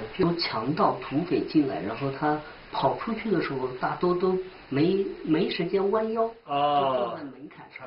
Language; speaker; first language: Chinese; native; Chinese